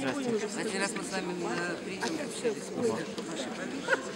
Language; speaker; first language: Russian; native; Russian